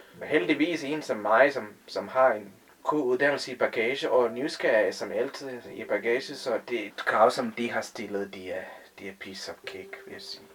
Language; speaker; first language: Danish; non-native, fluent; Tamil